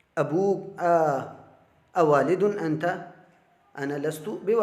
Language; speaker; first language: Arabic; non-native, fluent; Urdu